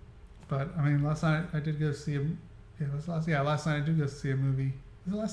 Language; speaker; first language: English; native; English